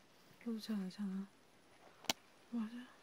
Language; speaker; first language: Korean; native; Korean